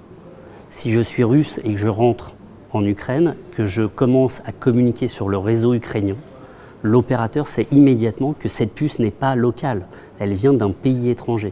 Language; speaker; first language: French; native; French